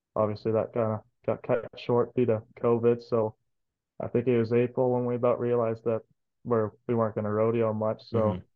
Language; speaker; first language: English; native; English